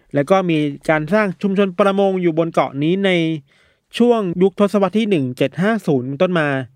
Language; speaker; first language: Thai; native; Thai